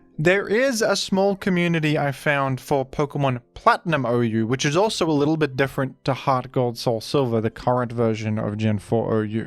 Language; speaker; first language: English; native; English